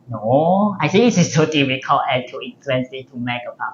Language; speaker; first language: English; non-native, learner; Chinese